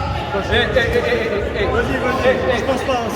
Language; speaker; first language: French; native; French